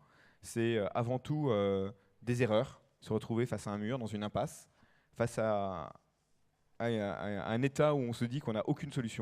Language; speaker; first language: French; native; French